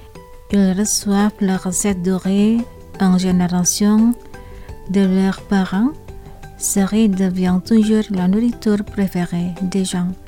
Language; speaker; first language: French; non-native, fluent; Indonesian